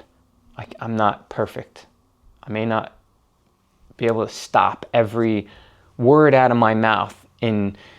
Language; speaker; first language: English; native; English